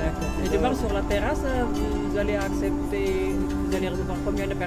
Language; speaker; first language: French; non-native, fluent; Indonesian